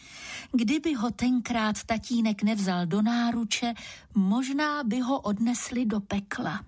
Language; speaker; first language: Czech; native; Czech